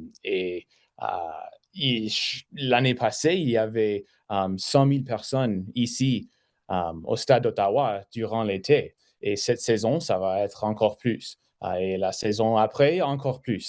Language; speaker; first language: French; non-native, fluent; English